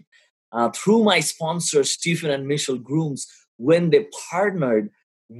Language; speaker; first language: English; non-native, local second language; Bangla